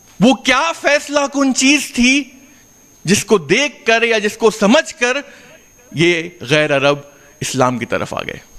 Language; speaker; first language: Urdu; native; Urdu